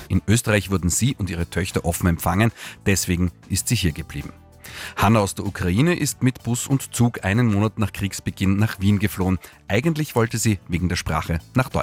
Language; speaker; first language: German; native; German